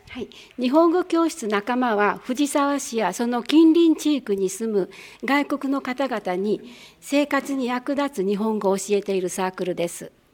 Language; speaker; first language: Japanese; native; Japanese